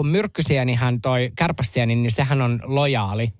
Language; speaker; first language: Finnish; native; Finnish